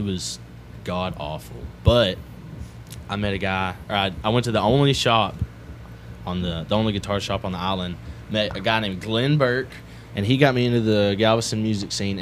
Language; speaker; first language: English; native; English